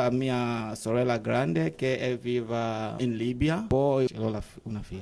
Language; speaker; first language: Italian; non-native, learner; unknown